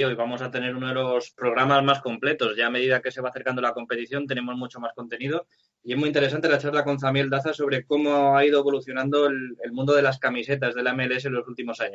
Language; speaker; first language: Spanish; native; Spanish